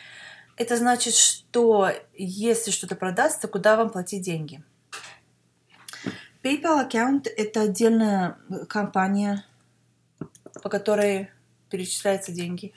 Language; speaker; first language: Russian; early bilingual, heritage; Russian